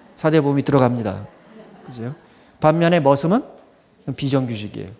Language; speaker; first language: Korean; native; Korean